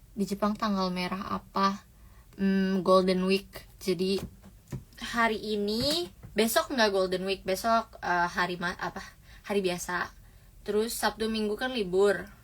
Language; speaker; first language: Indonesian; native; Indonesian